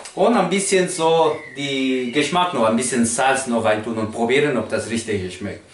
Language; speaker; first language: German; non-native, learner; Spanish